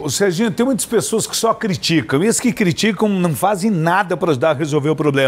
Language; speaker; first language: Portuguese; native; Portuguese